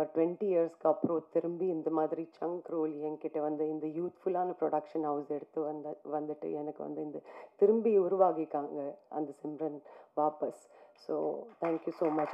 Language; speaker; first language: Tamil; non-native, fluent; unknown